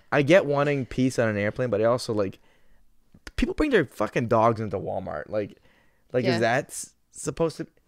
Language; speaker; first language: English; native; English